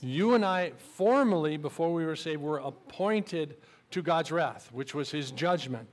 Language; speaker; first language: English; native; English